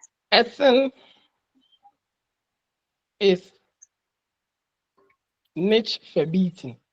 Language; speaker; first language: German; non-native, learner; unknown